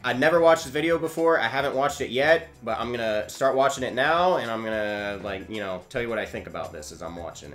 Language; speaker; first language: English; native; English